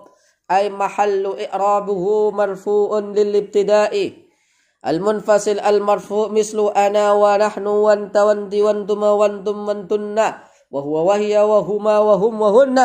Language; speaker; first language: Arabic; non-native, fluent; Indonesian